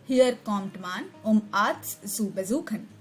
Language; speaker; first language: German; non-native, learner; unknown